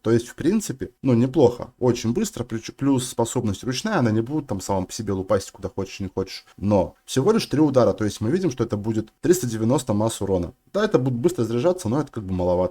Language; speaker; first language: Russian; native; Russian